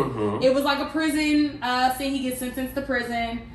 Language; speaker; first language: English; native; English